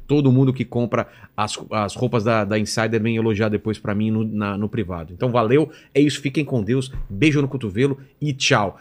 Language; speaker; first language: Portuguese; native; Portuguese